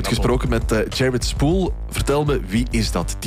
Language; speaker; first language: Dutch; native; Dutch